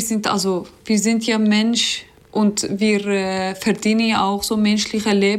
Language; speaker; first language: German; non-native, learner; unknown